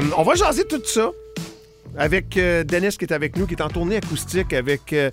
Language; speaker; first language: French; native; French